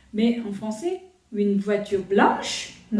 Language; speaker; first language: French; non-native, fluent; Korean